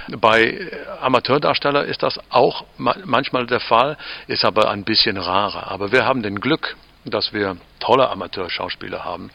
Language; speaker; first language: German; non-native, fluent; English